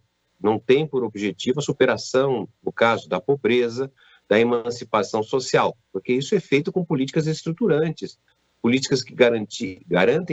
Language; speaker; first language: Portuguese; native; Portuguese